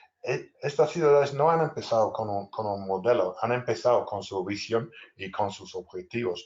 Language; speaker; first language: Spanish; non-native, fluent; English